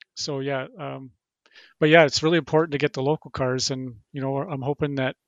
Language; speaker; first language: English; native; English